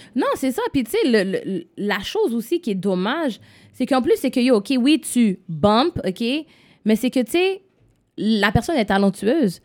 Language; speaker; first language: French; non-native, local second language; English